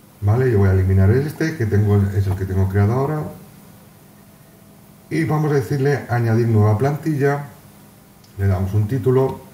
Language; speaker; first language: Spanish; native; Spanish